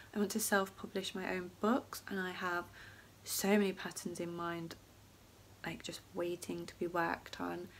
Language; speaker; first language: English; native; English